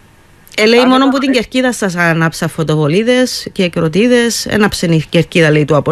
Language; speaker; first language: Greek; native; Greek